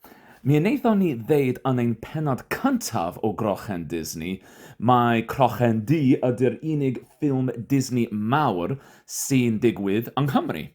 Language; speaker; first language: Welsh; non-native, fluent; English